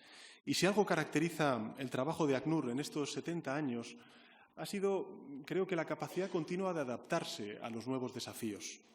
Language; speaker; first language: Spanish; native; Spanish